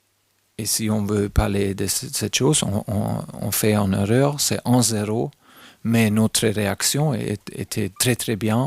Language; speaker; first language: French; non-native, fluent; German